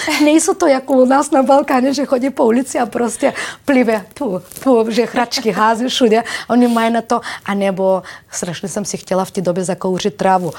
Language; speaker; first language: Czech; non-native, fluent; Bulgarian